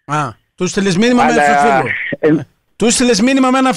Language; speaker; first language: Greek; native; Greek